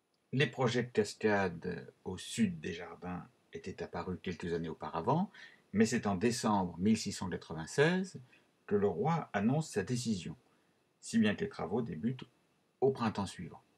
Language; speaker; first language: French; native; French